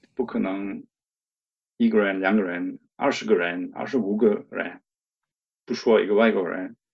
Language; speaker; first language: Chinese; non-native, fluent; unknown